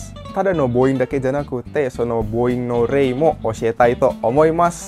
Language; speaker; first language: Japanese; non-native, fluent; Indonesian